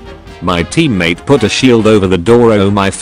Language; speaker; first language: English; native; English